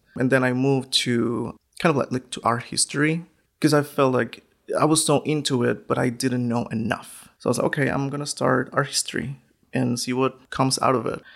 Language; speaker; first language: English; non-native, fluent; Spanish